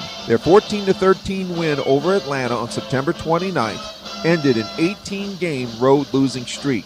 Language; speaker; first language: English; native; English